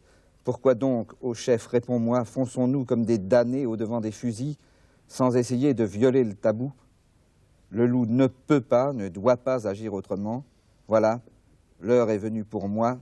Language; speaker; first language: French; native; French